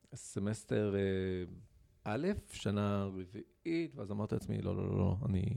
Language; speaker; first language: Hebrew; non-native, local second language; Arabic